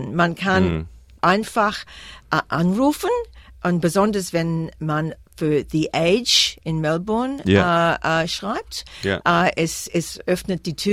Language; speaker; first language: German; non-native, fluent; English